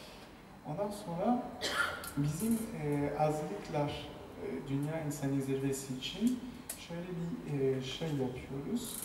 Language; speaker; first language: Turkish; non-native, fluent; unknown